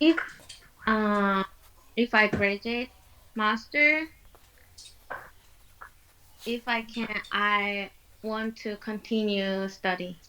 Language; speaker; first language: English; non-native, learner; Korean